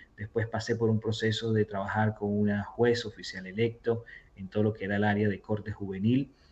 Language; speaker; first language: Spanish; native; Spanish